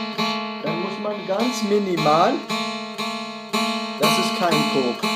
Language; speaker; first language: German; non-native, fluent; Kurdish